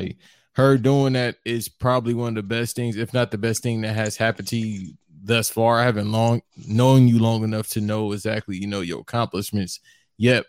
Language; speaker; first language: English; native; English